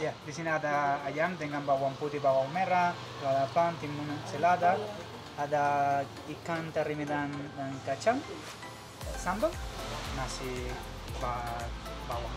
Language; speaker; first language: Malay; non-native, learner; Spanish